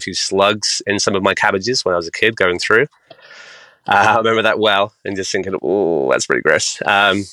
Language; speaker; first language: English; native; English